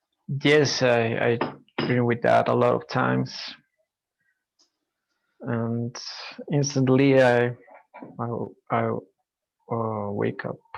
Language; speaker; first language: English; non-native, learner; Spanish